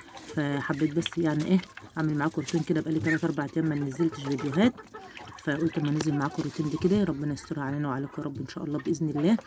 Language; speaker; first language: Arabic; native; Arabic